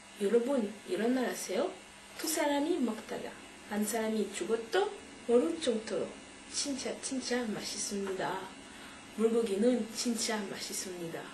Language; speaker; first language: Korean; non-native, learner; French